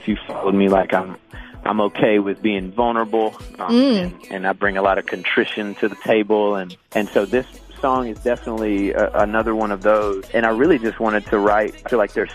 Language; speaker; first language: English; native; English